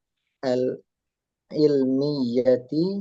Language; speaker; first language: Arabic; non-native, learner; Indonesian